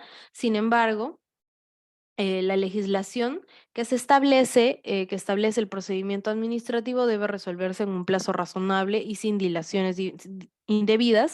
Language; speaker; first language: Spanish; native; Spanish